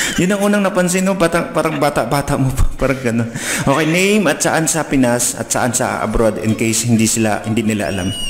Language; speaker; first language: Filipino; non-native, local second language; Cebuano